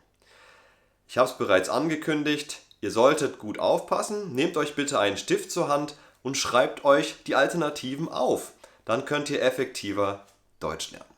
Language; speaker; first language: German; native; German